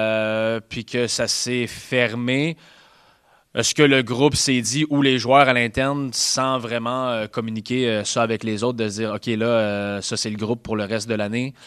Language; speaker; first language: French; native; French